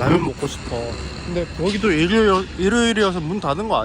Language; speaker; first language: Korean; native; Korean